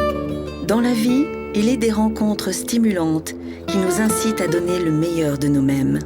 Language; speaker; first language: French; native; French